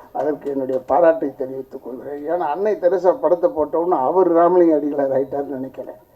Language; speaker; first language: Tamil; non-native, local second language; Telugu